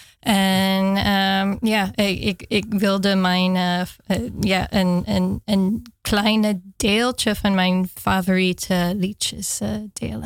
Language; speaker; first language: Dutch; non-native, fluent; English